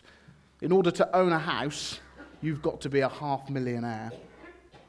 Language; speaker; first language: English; native; English